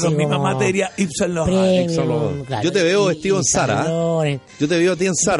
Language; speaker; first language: Spanish; native; Spanish